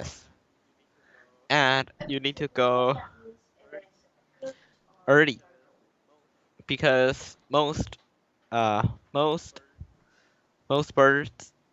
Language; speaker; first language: English; non-native, learner; Chinese